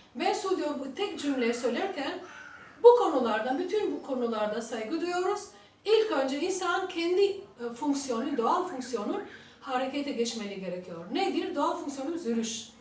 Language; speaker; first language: Turkish; non-native, fluent; Albanian